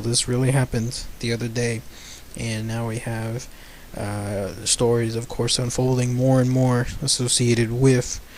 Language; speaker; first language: English; native; English